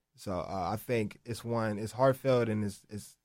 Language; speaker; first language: English; native; English